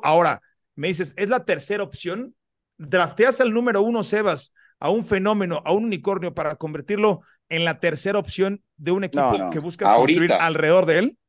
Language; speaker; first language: Spanish; native; Spanish